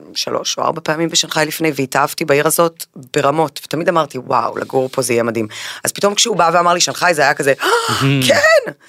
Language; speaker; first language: Hebrew; early bilingual, other home language; Spanish